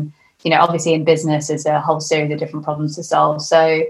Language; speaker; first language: English; native; English